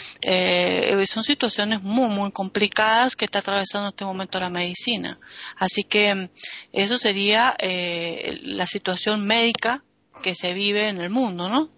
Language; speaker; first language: Spanish; native; Spanish